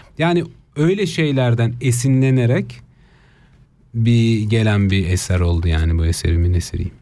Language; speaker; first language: Turkish; early bilingual, heritage; Turkish